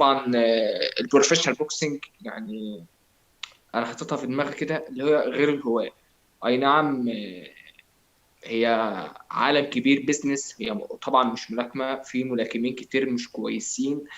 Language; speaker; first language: Arabic; native; Arabic